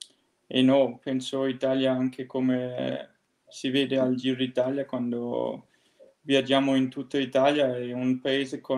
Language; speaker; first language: Italian; non-native, fluent; Danish